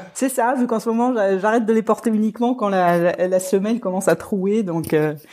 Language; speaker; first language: French; native; French